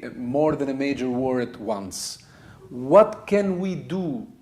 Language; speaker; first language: English; non-native, fluent; Albanian